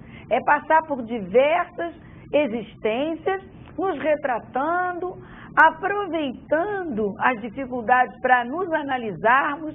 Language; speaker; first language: Portuguese; native; Portuguese